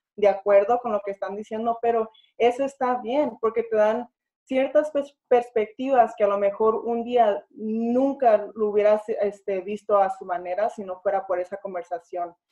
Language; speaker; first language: Spanish; early bilingual, other home language; English